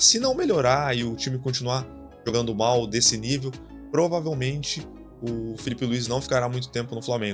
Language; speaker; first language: Portuguese; native; Portuguese